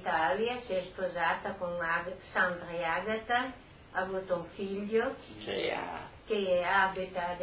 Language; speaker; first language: Italian; non-native, local second language; Friulian